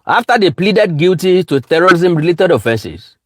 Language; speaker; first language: English; non-native, local second language; Yoruba